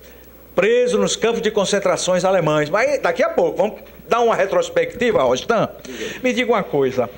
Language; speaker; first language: Portuguese; native; Portuguese